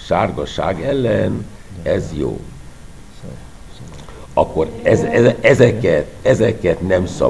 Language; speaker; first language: Hungarian; non-native, fluent; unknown